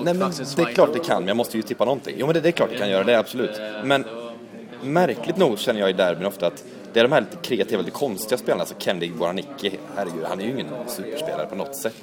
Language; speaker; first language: Swedish; native; Swedish